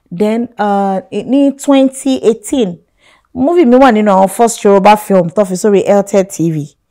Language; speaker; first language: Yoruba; non-native, local second language; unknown